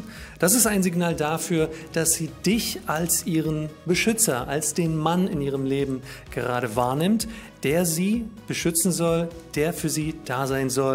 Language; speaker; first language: German; native; German